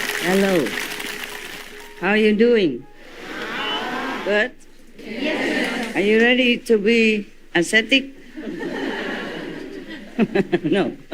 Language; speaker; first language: English; non-native, fluent; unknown